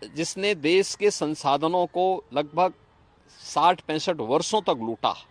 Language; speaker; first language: Hindi; native; Hindi